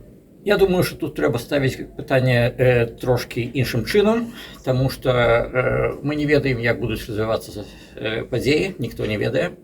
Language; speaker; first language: Belarusian; non-native, local second language; Russian